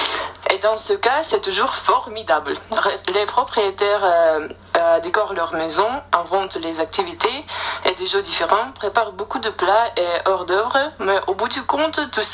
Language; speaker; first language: French; non-native, fluent; Russian